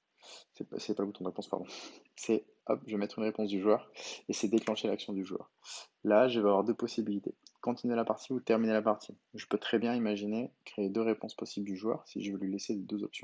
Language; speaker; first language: French; native; French